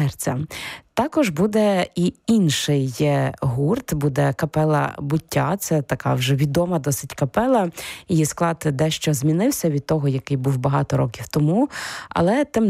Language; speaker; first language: Ukrainian; native; Ukrainian